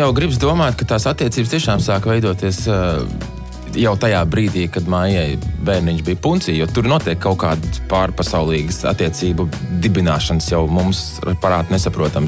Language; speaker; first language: Latvian; native; Latvian